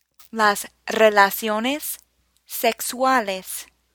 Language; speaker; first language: Spanish; non-native, fluent; English